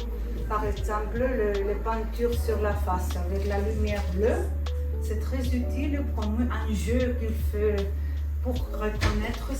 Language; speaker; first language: French; non-native, fluent; Spanish